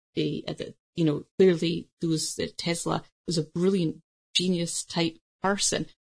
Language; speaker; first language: English; native; English